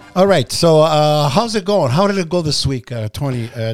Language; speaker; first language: English; early bilingual, other home language; Italian